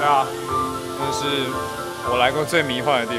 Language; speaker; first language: Chinese; native; Chinese